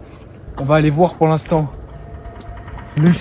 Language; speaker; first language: French; native; French